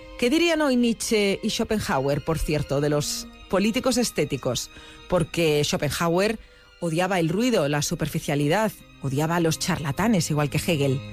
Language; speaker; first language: Spanish; native; Spanish